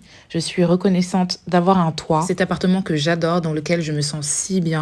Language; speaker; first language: French; native; French